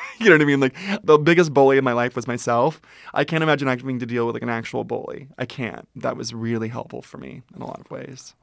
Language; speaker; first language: English; native; English